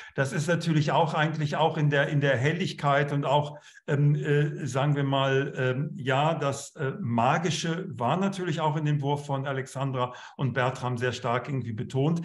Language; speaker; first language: German; native; German